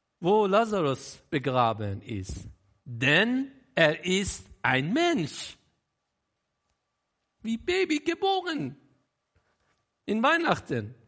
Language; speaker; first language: German; non-native, learner; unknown